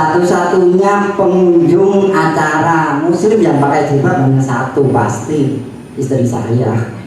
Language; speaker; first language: Indonesian; non-native, local second language; Javanese